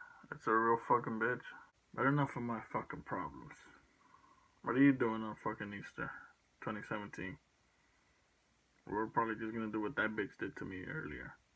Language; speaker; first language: English; early bilingual, other home language; Spanish